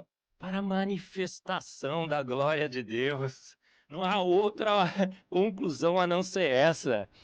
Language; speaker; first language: Portuguese; native; Portuguese